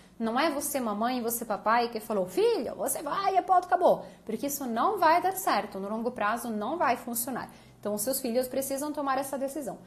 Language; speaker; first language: Portuguese; native; Portuguese